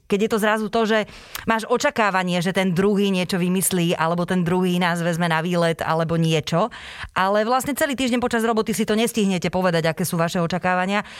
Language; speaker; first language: Slovak; native; Slovak